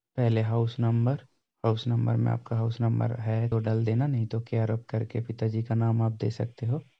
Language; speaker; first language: Hindi; non-native, local second language; Bangla